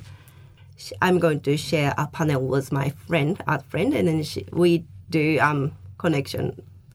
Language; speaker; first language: English; non-native, fluent; Japanese